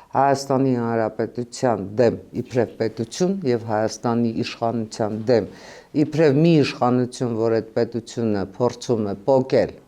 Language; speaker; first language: Armenian; native; Armenian